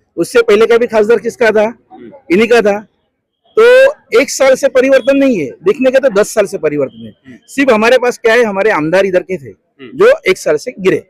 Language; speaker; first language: Hindi; non-native, local second language; Marathi